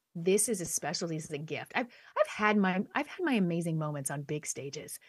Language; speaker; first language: English; native; English